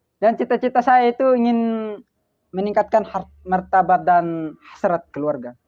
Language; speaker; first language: Indonesian; non-native, local second language; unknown